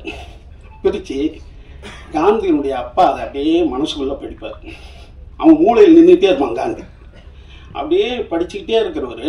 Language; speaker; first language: Tamil; native; Tamil